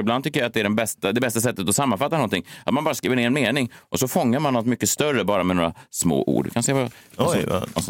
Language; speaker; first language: Swedish; native; Swedish